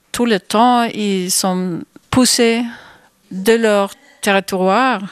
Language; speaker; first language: French; non-native, fluent; Swedish